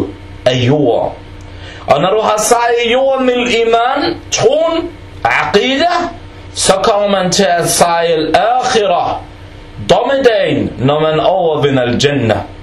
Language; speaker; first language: Danish; early bilingual, other home language; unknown